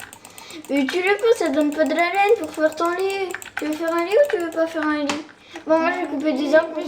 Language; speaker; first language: French; native; French